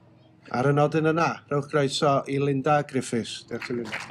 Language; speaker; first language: Welsh; native; Welsh